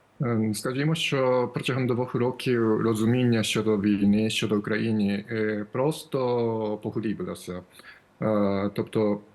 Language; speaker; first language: Ukrainian; non-native, fluent; Japanese